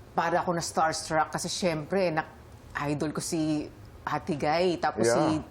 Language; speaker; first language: Filipino; native; Filipino